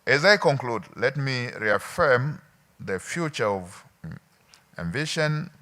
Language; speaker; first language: English; non-native, local second language; Swahili